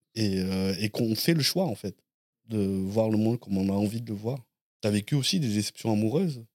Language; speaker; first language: French; native; French